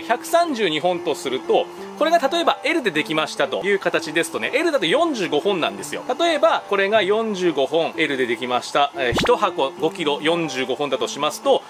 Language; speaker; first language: Japanese; native; Japanese